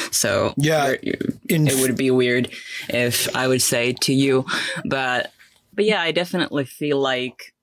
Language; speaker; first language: English; non-native, fluent; Finnish